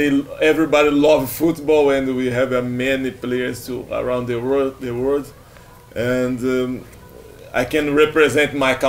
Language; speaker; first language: English; non-native, learner; Portuguese